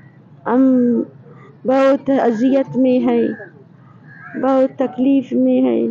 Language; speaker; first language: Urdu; non-native, local second language; Brahui